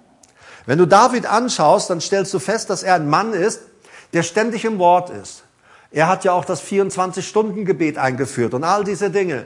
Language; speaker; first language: German; native; German